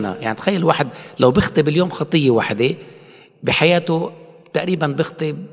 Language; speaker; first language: Arabic; native; Arabic